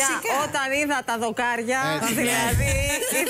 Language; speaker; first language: Greek; native; Greek